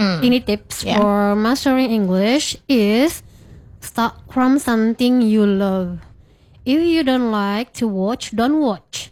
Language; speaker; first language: English; non-native, fluent; Indonesian